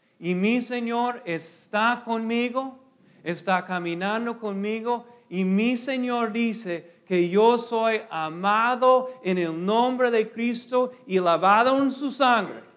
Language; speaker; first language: Spanish; non-native, fluent; English